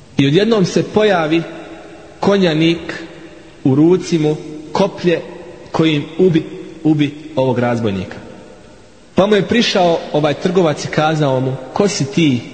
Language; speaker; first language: Bosnian; non-native, fluent; Arabic